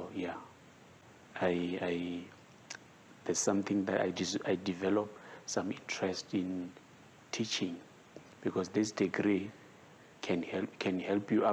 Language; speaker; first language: English; non-native, local second language; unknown